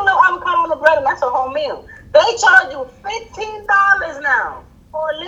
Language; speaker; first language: English; early bilingual, other home language; Spanish